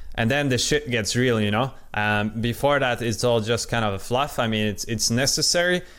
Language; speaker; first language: English; non-native, fluent; Polish